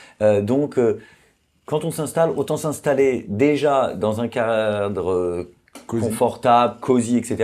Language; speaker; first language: French; native; French